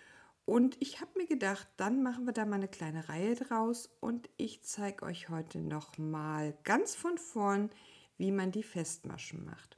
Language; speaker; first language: German; native; German